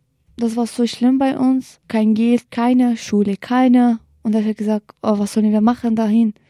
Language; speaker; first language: German; non-native, learner; Kurdish